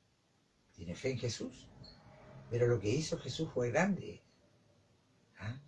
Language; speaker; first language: Spanish; native; Spanish